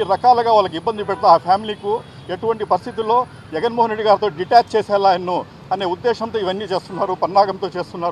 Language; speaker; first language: Telugu; native; Telugu